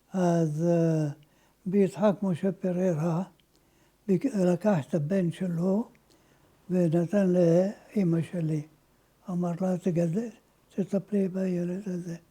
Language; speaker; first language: Hebrew; non-native, fluent; Ladino